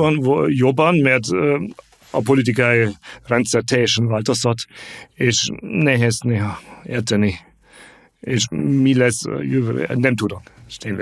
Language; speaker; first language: Hungarian; non-native, fluent; German